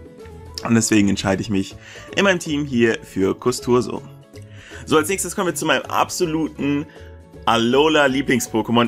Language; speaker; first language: German; native; German